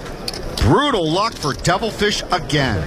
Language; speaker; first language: English; native; English